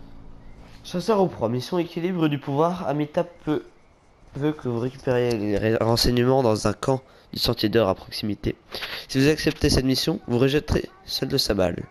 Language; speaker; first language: French; native; French